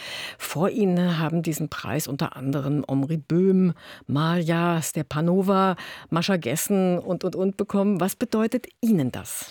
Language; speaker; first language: German; native; German